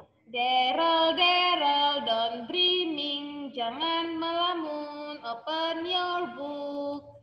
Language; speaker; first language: English; non-native, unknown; Indonesian